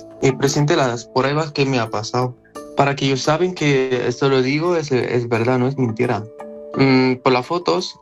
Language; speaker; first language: Spanish; non-native, learner; Arabic